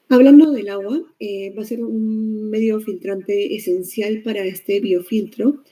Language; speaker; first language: Spanish; native; Spanish